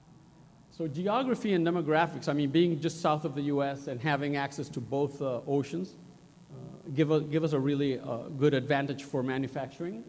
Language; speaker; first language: English; non-native, fluent; Spanish